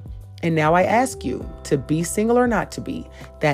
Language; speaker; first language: English; native; English